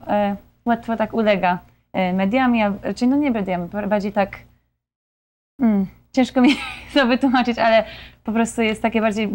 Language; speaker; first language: Polish; early bilingual, heritage; Polish